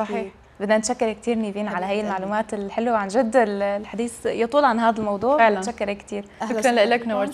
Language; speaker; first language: Arabic; native; Arabic